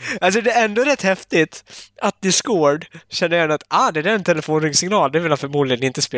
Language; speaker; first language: Swedish; native; Swedish